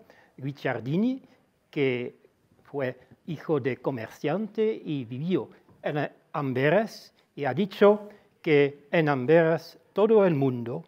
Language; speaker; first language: Spanish; non-native, fluent; Dutch